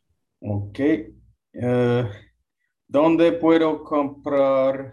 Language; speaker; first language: Spanish; non-native, learner; English